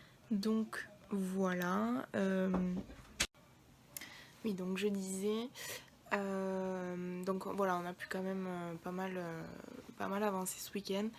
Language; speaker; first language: French; native; French